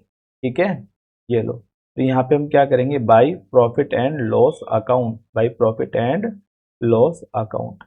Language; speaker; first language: Hindi; native; Hindi